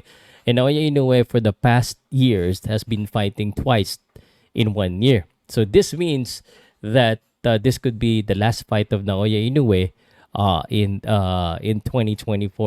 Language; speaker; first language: English; non-native, local second language; Filipino